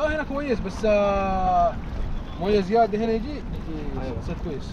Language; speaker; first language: Arabic; non-native, learner; Bangla